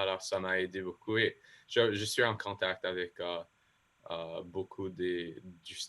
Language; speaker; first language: French; non-native, local second language; English